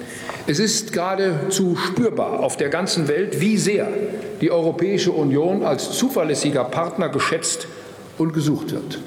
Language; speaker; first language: German; native; German